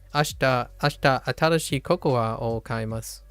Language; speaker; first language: Japanese; non-native, learner; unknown